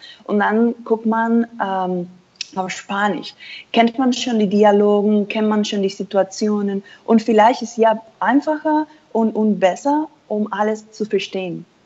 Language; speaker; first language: German; non-native, fluent; Spanish